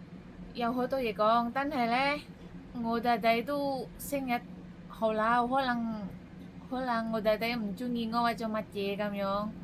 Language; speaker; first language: Cantonese; non-native, learner; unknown